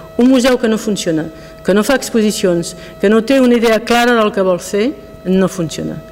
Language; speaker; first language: Catalan; non-native, local second language; French